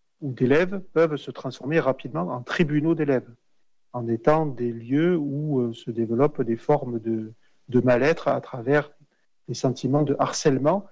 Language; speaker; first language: French; native; French